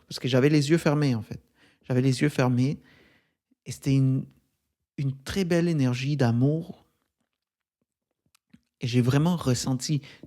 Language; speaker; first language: French; native; French